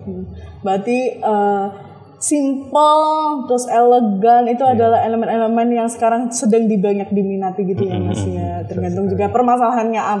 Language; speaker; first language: Indonesian; native; Indonesian